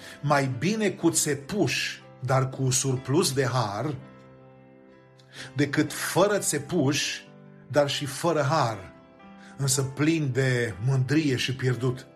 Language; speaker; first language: Romanian; native; Romanian